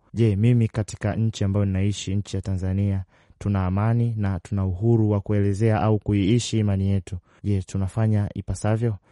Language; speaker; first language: Swahili; native; Swahili